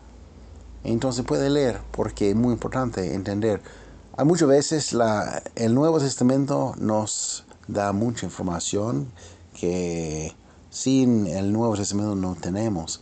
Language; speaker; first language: Spanish; non-native, fluent; English